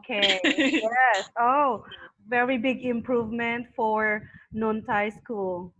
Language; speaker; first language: English; non-native, fluent; Thai